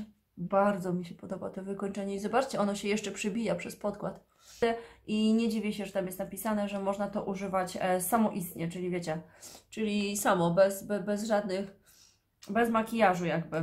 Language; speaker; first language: Polish; native; Polish